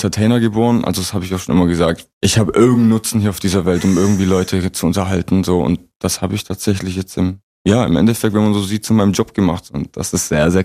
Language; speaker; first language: German; native; German